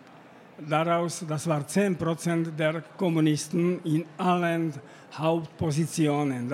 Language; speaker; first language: German; non-native, fluent; Slovak